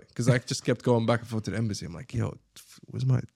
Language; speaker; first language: English; non-native, fluent; Arabic